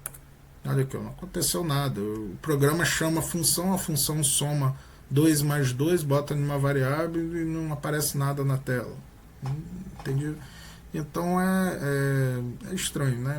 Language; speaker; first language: Portuguese; native; Portuguese